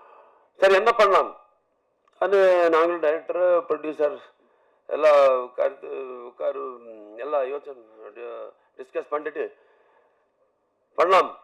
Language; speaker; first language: Tamil; non-native, learner; Telugu